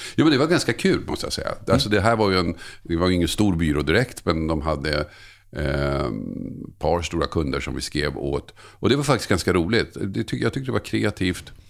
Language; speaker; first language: Swedish; native; Swedish